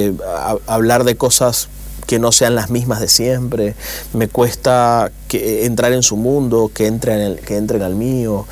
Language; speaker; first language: Spanish; native; Spanish